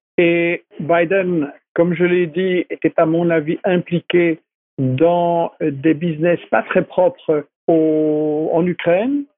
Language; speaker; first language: French; native; French